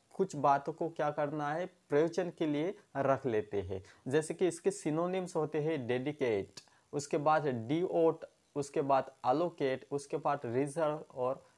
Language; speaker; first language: Hindi; non-native, local second language; Marathi